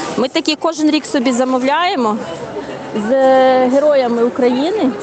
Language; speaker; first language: Ukrainian; native; Ukrainian